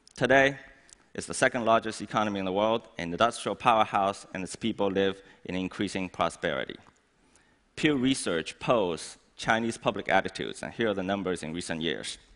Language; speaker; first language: English; non-native, fluent; Chinese